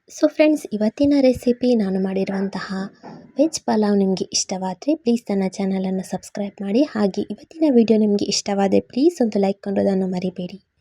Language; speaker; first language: Kannada; native; Kannada